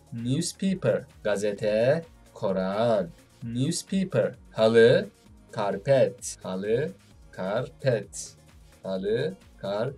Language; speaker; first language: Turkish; non-native, fluent; Indonesian